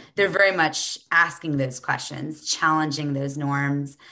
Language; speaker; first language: English; native; English